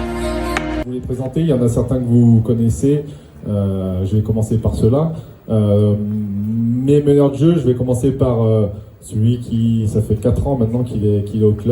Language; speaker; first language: French; native; French